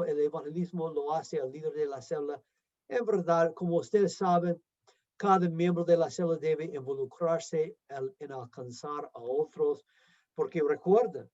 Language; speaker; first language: Spanish; non-native, fluent; English